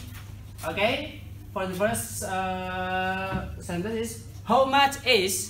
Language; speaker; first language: English; non-native, learner; Indonesian